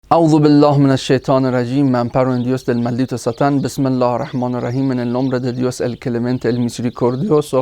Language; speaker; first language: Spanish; non-native, fluent; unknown